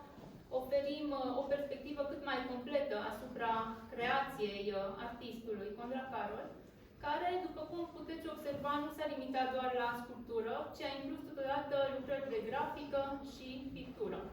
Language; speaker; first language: Romanian; native; Romanian